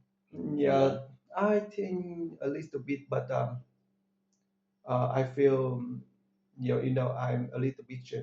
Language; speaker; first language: English; non-native, learner; Vietnamese